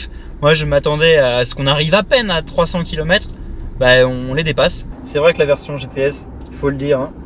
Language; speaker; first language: French; native; French